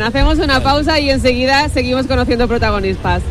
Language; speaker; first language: Spanish; native; Spanish